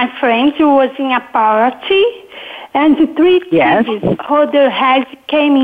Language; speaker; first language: English; non-native, learner; Portuguese